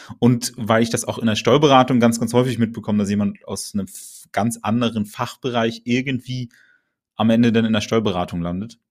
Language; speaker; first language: German; native; German